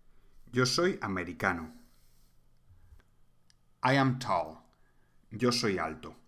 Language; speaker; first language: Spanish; non-native, fluent; English